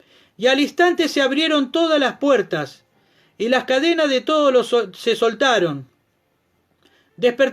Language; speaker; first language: Spanish; native; Spanish